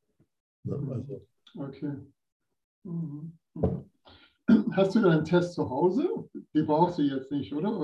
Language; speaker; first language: German; non-native, fluent; English